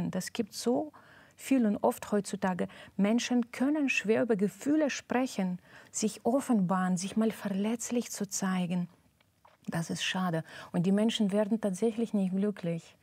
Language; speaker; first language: German; non-native, fluent; Russian